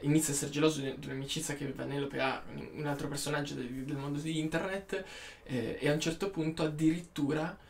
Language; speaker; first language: Italian; native; Italian